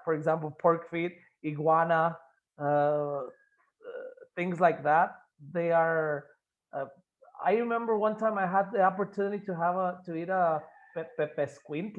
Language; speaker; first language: English; non-native, fluent; Spanish